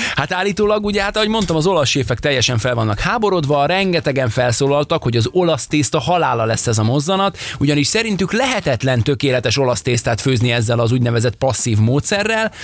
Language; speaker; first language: Hungarian; native; Hungarian